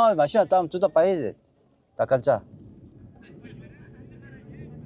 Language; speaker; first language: Russian; non-native, learner; Korean